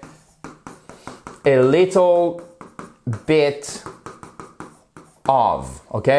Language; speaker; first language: English; non-native, fluent; French